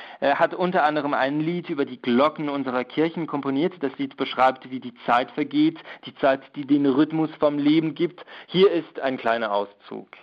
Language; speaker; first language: German; non-native, local second language; French